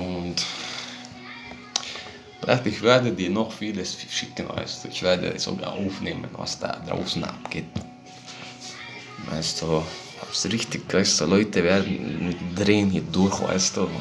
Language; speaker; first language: German; non-native, fluent; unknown